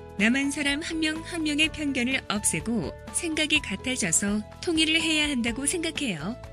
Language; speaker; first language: Korean; native; Korean